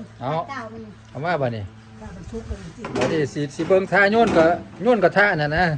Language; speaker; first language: Thai; non-native, local second language; Northeastern Thai